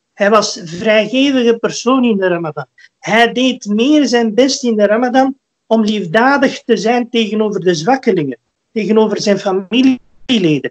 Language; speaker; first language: Dutch; early bilingual, other home language; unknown